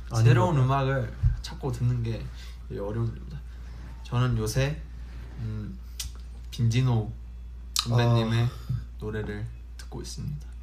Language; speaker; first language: Korean; early bilingual, heritage; Korean